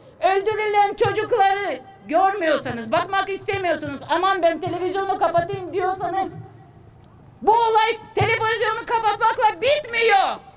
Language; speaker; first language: Turkish; non-native, fluent; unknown